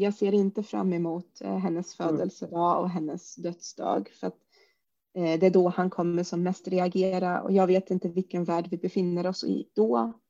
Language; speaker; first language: Swedish; early bilingual, other home language; Arabic